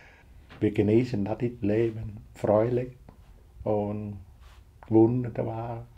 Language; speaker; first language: German; non-native, learner; Vietnamese